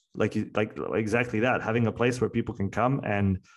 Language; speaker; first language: English; non-native, fluent; French